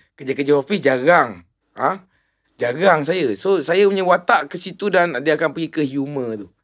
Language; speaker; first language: Malay; native; Malay